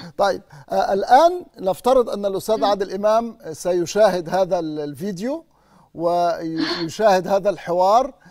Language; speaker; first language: Arabic; native; Arabic